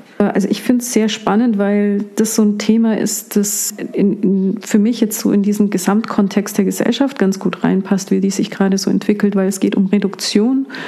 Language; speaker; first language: German; native; German